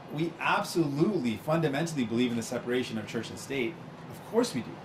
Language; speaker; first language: English; native; English